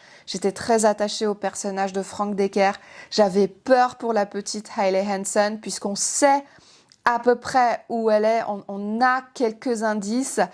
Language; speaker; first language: French; native; French